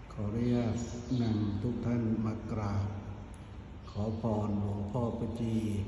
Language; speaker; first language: Thai; non-native, local second language; Northern Khmer